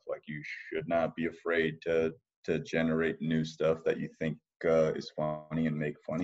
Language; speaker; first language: English; native; English